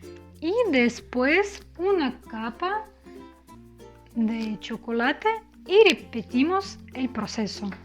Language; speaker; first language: Spanish; non-native, fluent; Russian